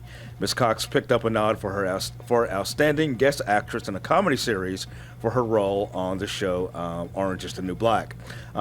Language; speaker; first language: English; native; English